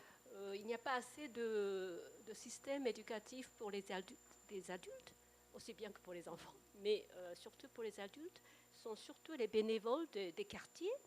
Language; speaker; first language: French; non-native, fluent; Japanese